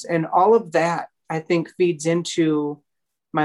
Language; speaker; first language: English; native; English